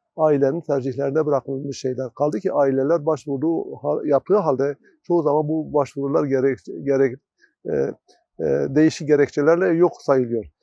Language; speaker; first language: Turkish; non-native, local second language; Kurdish